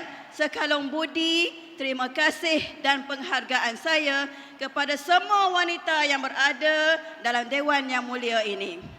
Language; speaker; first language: Malay; native; Malay